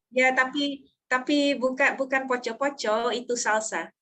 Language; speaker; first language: Indonesian; non-native, learner; Dutch